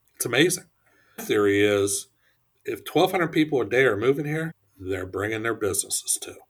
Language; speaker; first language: English; native; English